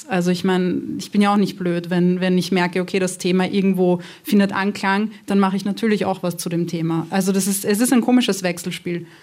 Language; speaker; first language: German; early bilingual, other home language; Croatian